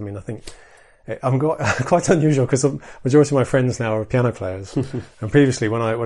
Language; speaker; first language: English; native; English